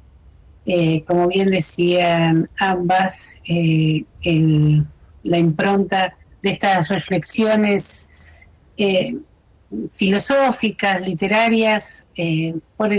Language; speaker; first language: Spanish; native; Spanish